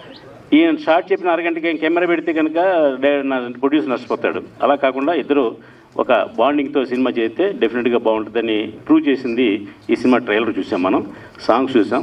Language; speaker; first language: Telugu; native; Telugu